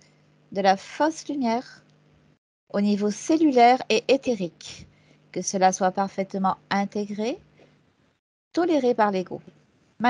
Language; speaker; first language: French; native; French